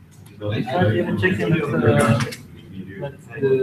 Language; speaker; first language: Dutch; non-native, fluent; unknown